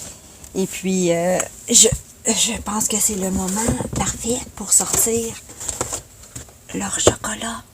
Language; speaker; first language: French; native; French